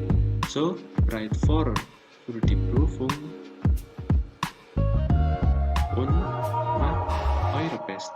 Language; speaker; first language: German; non-native, learner; Indonesian